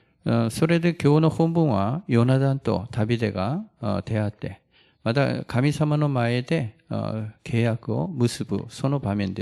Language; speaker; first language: Japanese; non-native, fluent; Korean